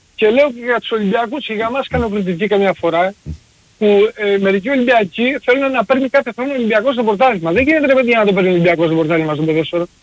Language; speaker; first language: Greek; early bilingual, heritage; Greek